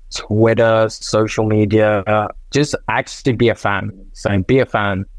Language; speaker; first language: English; native; English